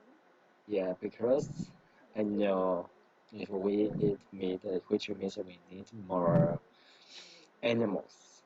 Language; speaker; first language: English; non-native, learner; Chinese